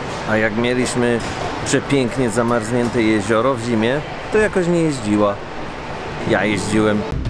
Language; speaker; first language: Polish; native; Polish